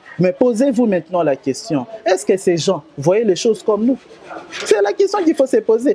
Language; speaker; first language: French; non-native, local second language; Lingala